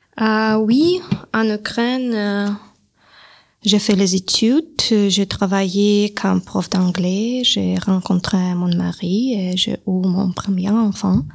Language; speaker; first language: French; non-native, learner; Russian